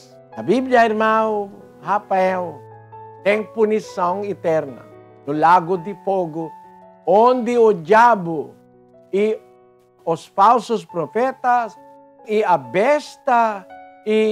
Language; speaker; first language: Portuguese; non-native, fluent; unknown